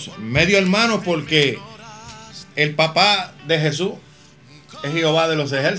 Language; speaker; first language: Spanish; native; Spanish